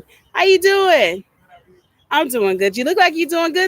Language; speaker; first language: English; native; English